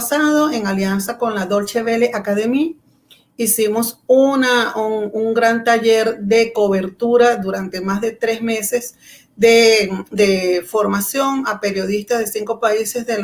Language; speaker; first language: Spanish; native; Spanish